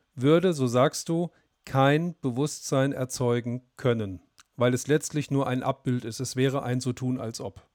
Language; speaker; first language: German; native; German